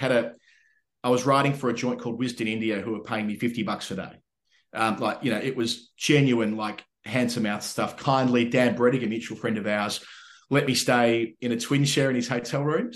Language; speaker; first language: English; native; English